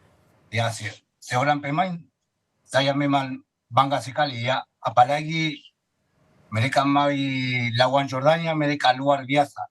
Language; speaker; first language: Indonesian; non-native, fluent; Spanish